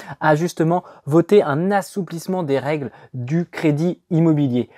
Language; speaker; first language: French; native; French